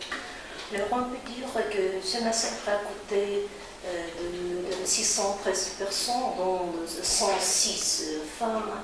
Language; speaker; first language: French; non-native, fluent; Azerbaijani